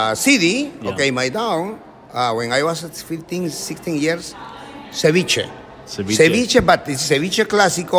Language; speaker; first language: English; non-native, learner; Spanish